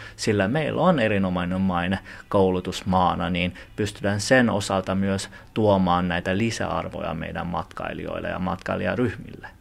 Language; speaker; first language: Finnish; early bilingual, other home language; Chinese